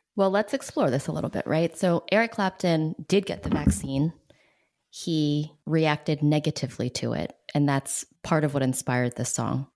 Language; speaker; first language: English; native; English